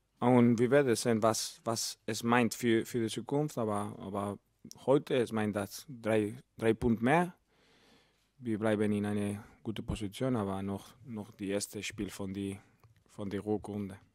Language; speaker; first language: German; non-native, learner; Spanish